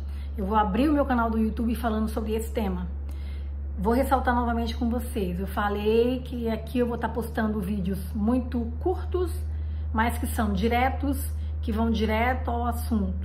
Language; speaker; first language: Portuguese; native; Portuguese